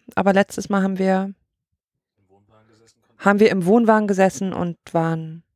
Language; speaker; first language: German; native; German